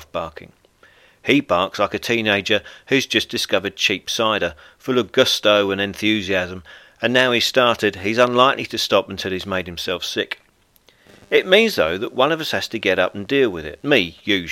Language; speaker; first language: English; native; English